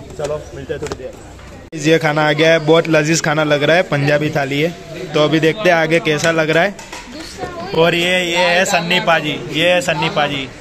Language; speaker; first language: Hindi; native; Hindi